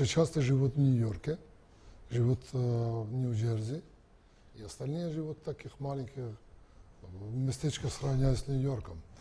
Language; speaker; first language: Russian; non-native, local second language; Georgian